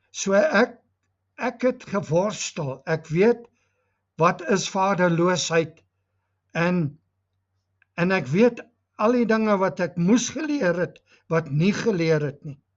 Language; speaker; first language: Afrikaans; non-native, local second language; English